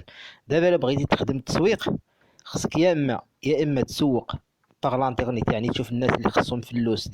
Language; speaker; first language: Arabic; native; Arabic